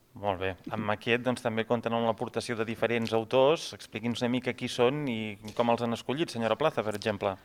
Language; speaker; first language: Catalan; native; Catalan